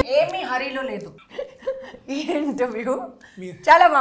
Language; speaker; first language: Telugu; non-native, learner; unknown